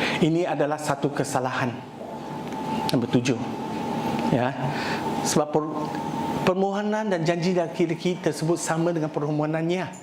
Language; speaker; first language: Malay; non-native, local second language; Chinese